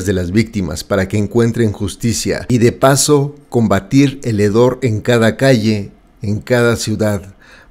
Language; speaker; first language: Spanish; native; Spanish